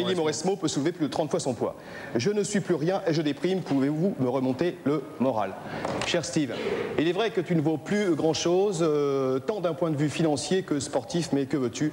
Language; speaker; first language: French; native; French